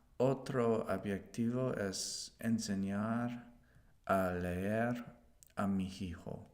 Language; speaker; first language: Spanish; non-native, learner; English